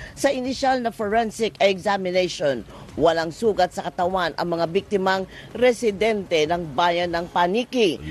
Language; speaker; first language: Filipino; native; Filipino